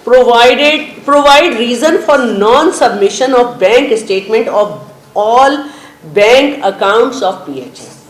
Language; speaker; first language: English; non-native, local second language; Urdu